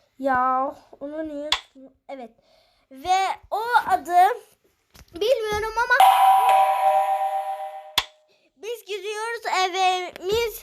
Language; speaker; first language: Turkish; early bilingual, heritage; Turkish